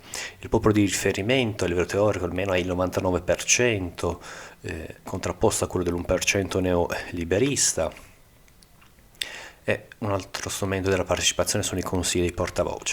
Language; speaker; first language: Italian; native; Italian